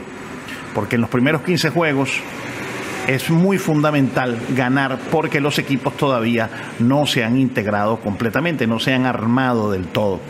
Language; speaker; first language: Spanish; native; Spanish